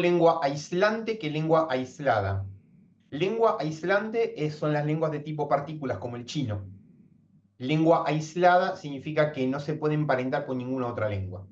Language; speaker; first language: Spanish; native; Spanish